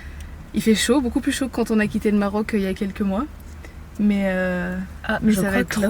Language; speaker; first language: French; native; French